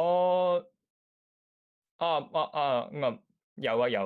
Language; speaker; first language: Cantonese; non-native, learner; Japanese